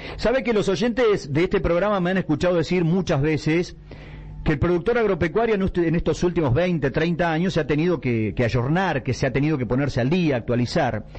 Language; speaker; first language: Spanish; native; Spanish